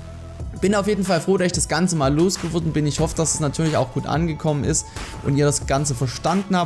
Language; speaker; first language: German; native; German